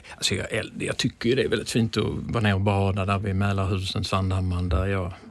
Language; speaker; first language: Swedish; native; Swedish